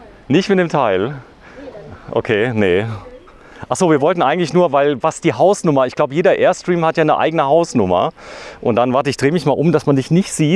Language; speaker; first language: German; native; German